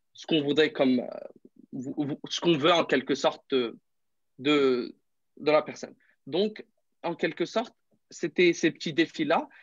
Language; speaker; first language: French; non-native, local second language; Arabic